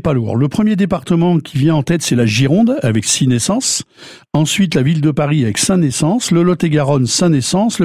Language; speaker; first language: French; native; French